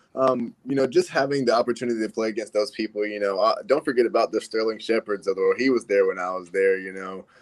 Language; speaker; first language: English; native; English